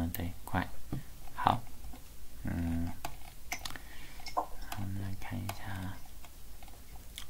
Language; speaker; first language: Chinese; native; Chinese